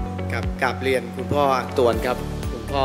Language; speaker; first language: Thai; native; Thai